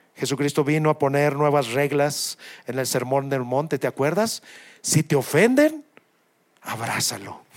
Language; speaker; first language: Spanish; native; Spanish